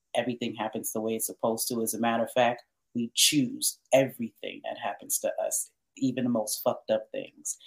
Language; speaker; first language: English; native; English